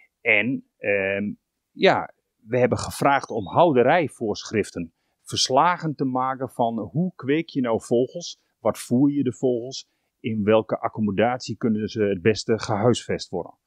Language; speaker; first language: Dutch; native; Dutch